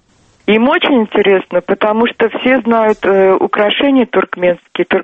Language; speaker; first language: Russian; non-native, local second language; Turkmen